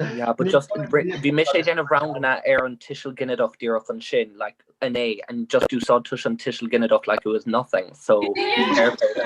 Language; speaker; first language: Irish; non-native, local second language; English